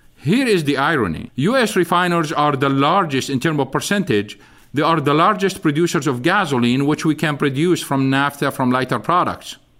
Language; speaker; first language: English; non-native, fluent; Arabic